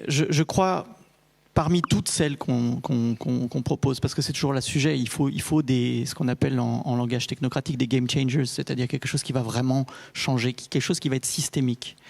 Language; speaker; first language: French; native; French